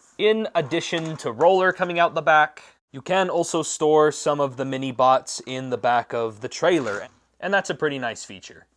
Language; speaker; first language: English; native; English